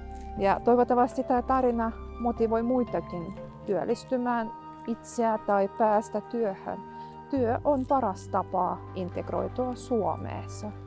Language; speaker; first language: Finnish; non-native, fluent; Russian